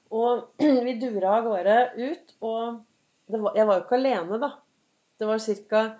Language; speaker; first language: Norwegian; native; Norwegian